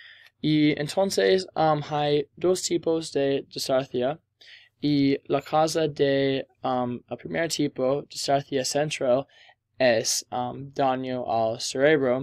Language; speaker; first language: Spanish; non-native, learner; English